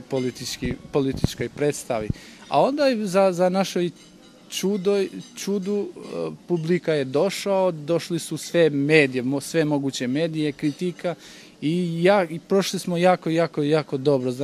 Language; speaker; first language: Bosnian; non-native, local second language; Albanian